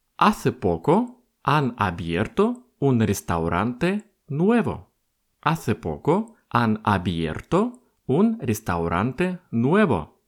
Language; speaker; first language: Spanish; non-native, fluent; Russian